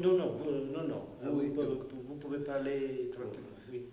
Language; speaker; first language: French; non-native, fluent; Italian